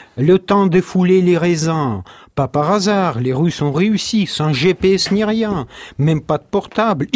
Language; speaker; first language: French; non-native, fluent; Russian